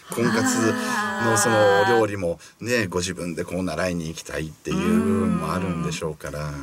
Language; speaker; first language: Japanese; native; Japanese